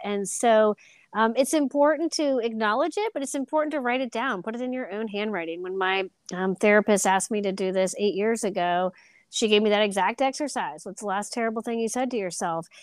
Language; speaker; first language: English; native; English